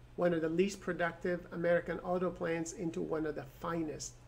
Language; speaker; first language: English; non-native, fluent; Persian